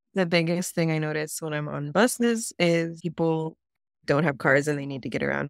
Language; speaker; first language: English; native; English